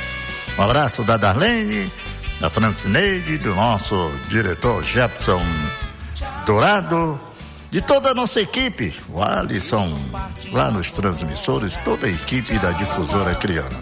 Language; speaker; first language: Portuguese; native; Portuguese